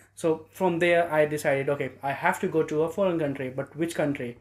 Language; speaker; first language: English; non-native, local second language; Nepali